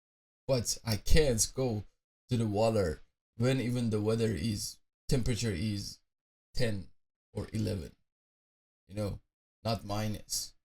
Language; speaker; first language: English; non-native, fluent; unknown